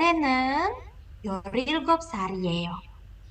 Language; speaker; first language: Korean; non-native, fluent; Indonesian